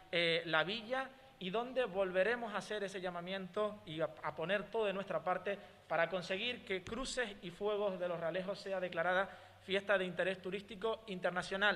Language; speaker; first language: Spanish; native; Spanish